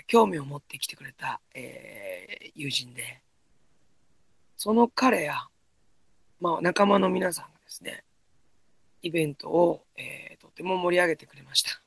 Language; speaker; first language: Japanese; native; Japanese